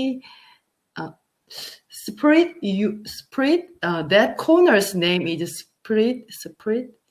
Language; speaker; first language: English; non-native, learner; Korean